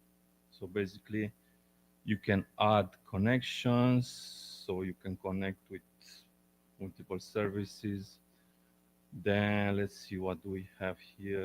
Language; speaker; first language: English; non-native, fluent; Romanian